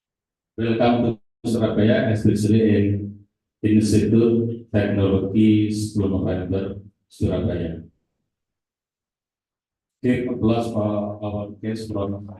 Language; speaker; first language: English; non-native, fluent; Indonesian